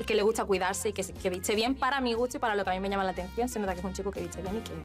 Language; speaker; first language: Spanish; native; Spanish